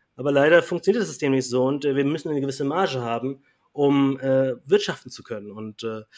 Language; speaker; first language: German; native; German